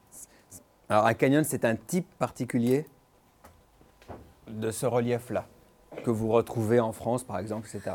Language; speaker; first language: French; native; French